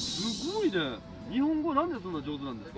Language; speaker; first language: Japanese; native; Japanese